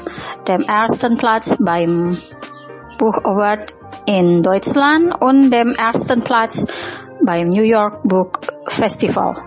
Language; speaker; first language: German; non-native, fluent; Indonesian